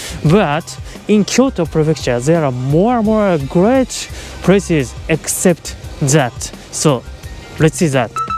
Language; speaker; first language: English; non-native, learner; Japanese